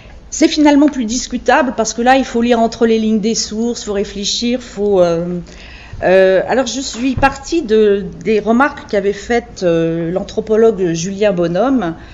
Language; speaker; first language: French; native; French